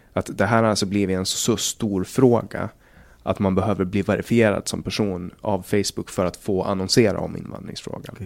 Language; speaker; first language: Swedish; native; Swedish